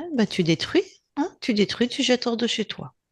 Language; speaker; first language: French; native; French